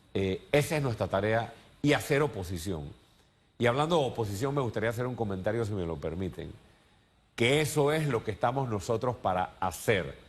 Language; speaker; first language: Spanish; native; Spanish